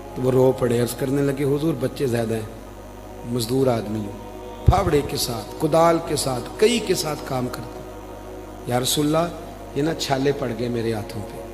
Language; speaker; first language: Urdu; non-native, local second language; Punjabi